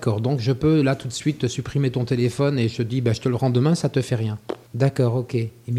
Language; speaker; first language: French; native; French